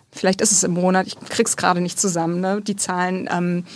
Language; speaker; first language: German; native; German